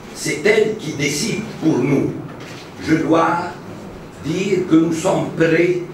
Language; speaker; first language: French; non-native, local second language; Arabic